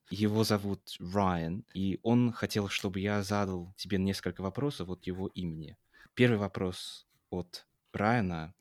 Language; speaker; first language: Russian; non-native, fluent; English